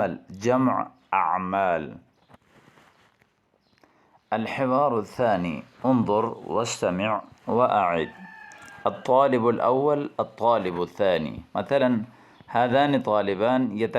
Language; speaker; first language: Arabic; non-native, fluent; Urdu